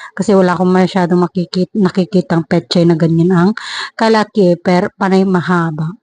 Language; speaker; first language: Filipino; non-native, local second language; Iloko